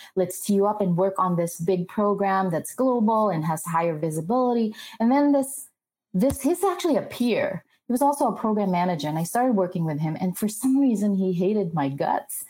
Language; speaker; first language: English; non-native, local second language; Filipino